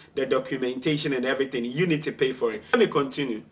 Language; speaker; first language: English; non-native, local second language; Akan